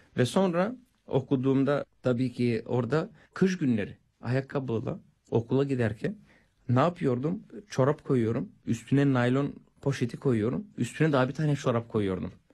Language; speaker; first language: Turkish; non-native, fluent; Bulgarian